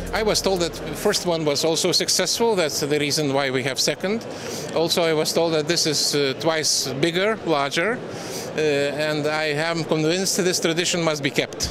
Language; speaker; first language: English; non-native, fluent; Lithuanian